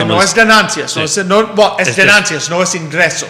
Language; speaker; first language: Spanish; early bilingual, heritage; English